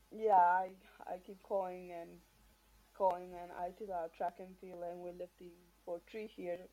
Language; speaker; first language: English; non-native, fluent; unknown